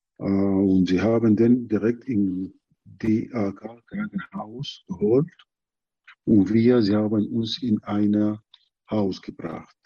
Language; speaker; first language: German; non-native, learner; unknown